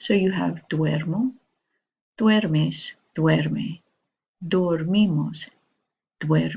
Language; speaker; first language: Spanish; non-native, fluent; English